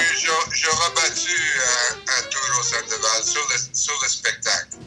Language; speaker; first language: French; early bilingual, other home language; English